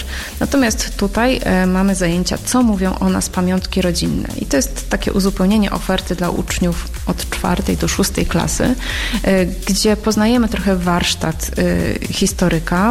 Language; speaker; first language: Polish; native; Polish